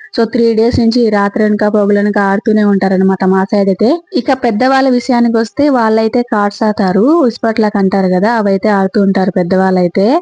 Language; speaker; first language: Telugu; native; Telugu